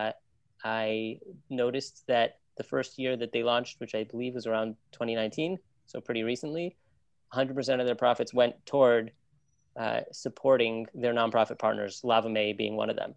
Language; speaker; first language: English; native; English